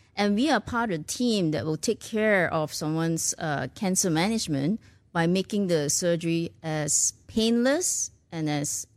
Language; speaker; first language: English; non-native, local second language; Chinese